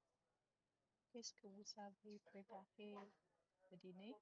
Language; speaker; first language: French; non-native, learner; Chinese